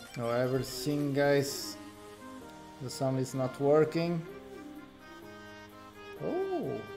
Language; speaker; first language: English; non-native, learner; Portuguese